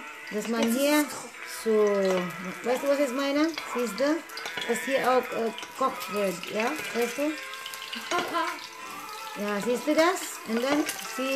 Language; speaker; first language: German; non-native, learner; Cebuano